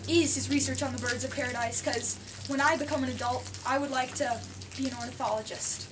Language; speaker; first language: English; native; English